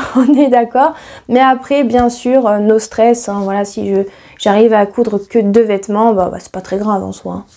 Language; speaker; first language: French; native; French